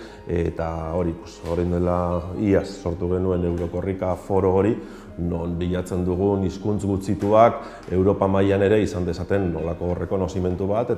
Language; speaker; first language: Basque; native; Basque